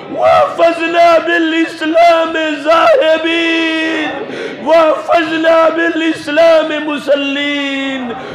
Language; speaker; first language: Arabic; non-native, fluent; Urdu